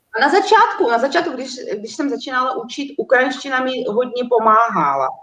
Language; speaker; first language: Czech; non-native, fluent; Russian